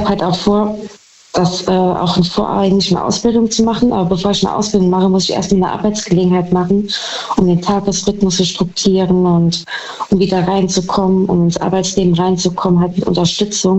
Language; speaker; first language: German; native; German